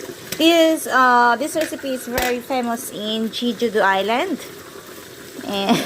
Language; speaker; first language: English; non-native, learner; Filipino